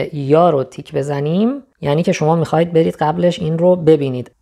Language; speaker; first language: Persian; native; Persian